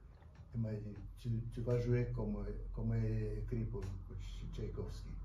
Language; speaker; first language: French; non-native, fluent; Russian